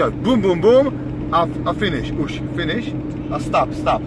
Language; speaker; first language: English; non-native, learner; Czech